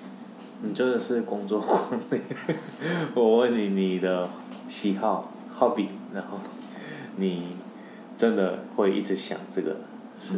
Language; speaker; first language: Chinese; non-native, fluent; Korean